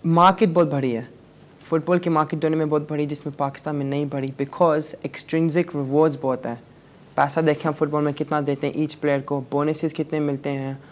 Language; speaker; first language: Urdu; native; Urdu